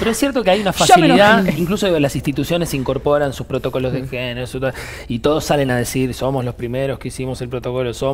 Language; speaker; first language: Spanish; native; Spanish